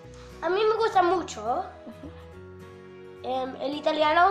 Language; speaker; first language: Spanish; early bilingual, heritage; Spanish